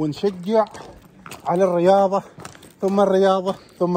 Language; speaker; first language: Arabic; native; Arabic